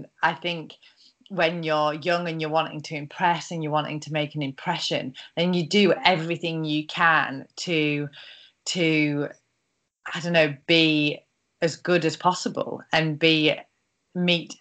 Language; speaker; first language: English; native; English